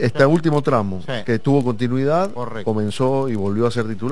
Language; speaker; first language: Spanish; native; Spanish